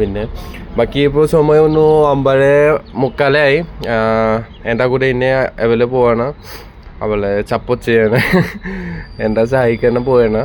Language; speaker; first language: Malayalam; non-native, fluent; Assamese